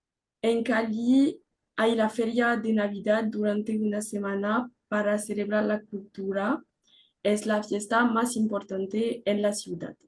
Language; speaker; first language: Spanish; non-native, learner; French